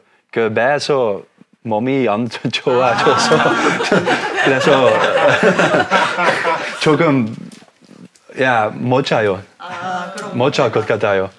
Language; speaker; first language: Korean; non-native, learner; Dutch